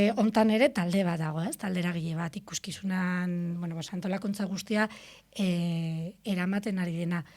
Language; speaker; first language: Basque; native; Basque